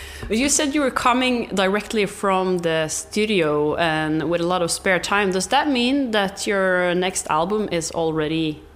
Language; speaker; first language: English; non-native, fluent; Norwegian